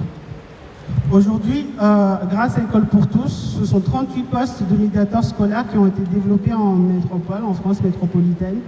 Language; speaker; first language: French; non-native, local second language; Comorian